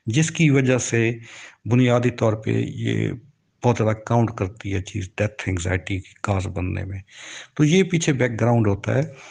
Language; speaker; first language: Urdu; native; Urdu